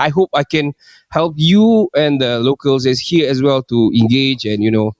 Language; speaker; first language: English; non-native, local second language; Malay